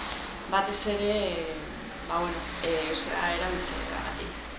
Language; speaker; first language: Basque; non-native, local second language; Spanish